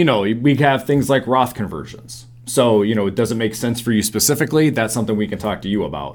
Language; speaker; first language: English; native; English